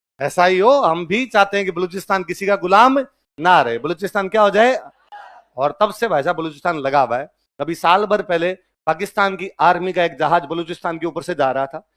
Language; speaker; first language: Hindi; native; Hindi